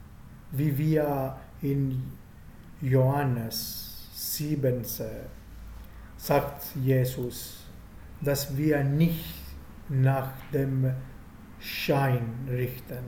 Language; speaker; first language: German; non-native, fluent; Italian